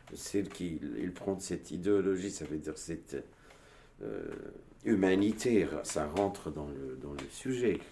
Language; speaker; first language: French; non-native, learner; Turkish